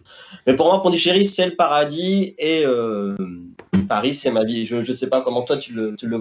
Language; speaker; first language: French; native; French